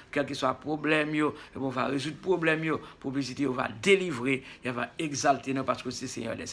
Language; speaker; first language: French; non-native, local second language; Haitian Creole